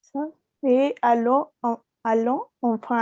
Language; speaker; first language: French; non-native, learner; Spanish